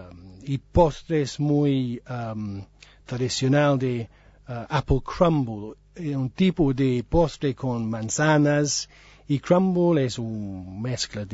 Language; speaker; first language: Spanish; non-native, learner; English